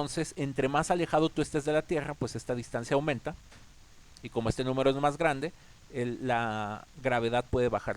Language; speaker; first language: Spanish; native; Spanish